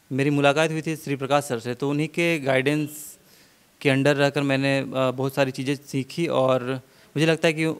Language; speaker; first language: Hindi; native; Hindi